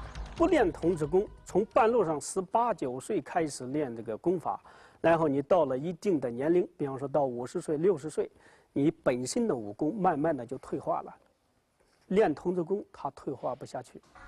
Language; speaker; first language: Chinese; native; Chinese